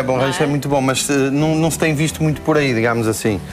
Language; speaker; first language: Portuguese; native; Portuguese